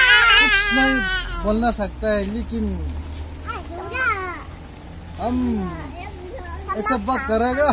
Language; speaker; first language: Hindi; non-native, local second language; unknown